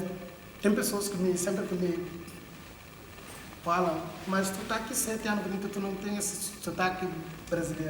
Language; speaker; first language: Portuguese; non-native, local second language; Upper Guinea Crioulo